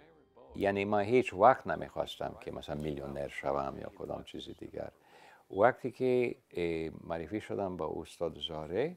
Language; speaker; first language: Persian; non-native, fluent; English